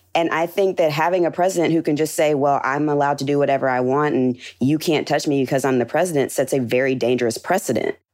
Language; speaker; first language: English; native; English